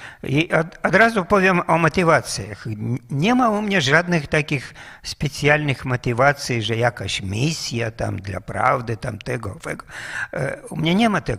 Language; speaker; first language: Polish; non-native, fluent; Russian